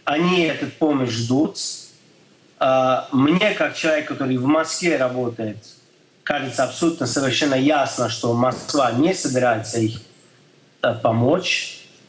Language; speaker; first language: Russian; non-native, fluent; English